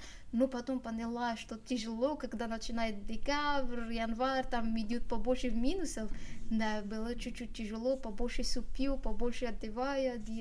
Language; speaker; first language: Russian; non-native, learner; Arabic